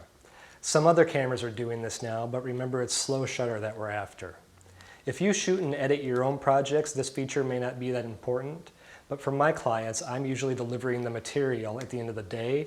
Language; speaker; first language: English; native; English